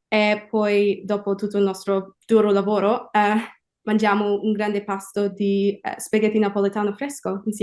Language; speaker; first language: Italian; non-native, fluent; English